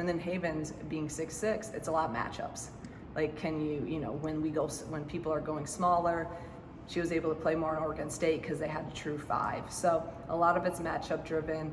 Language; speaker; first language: English; native; English